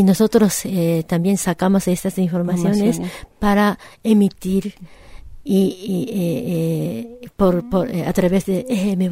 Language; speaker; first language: Spanish; non-native, fluent; Japanese